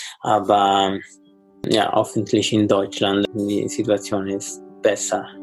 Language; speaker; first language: German; non-native, learner; Italian